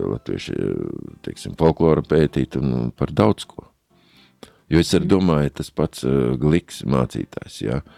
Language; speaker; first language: Latvian; native; Latvian